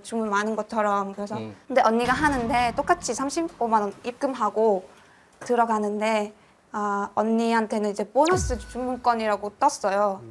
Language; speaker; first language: Korean; non-native, fluent; Vietnamese